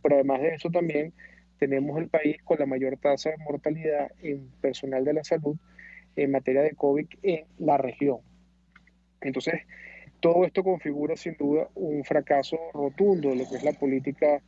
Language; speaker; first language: Spanish; native; Spanish